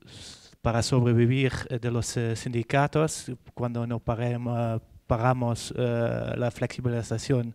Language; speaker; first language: Spanish; non-native, fluent; Dutch